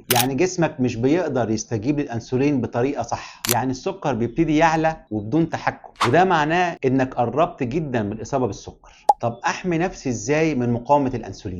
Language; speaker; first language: Arabic; native; Arabic